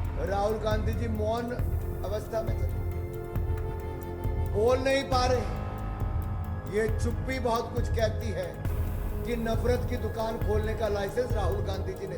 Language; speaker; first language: Hindi; native; Hindi